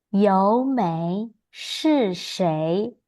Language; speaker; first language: Chinese; non-native, fluent; Indonesian